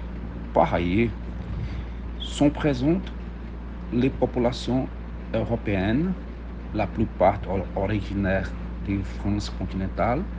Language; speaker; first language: French; non-native, learner; Portuguese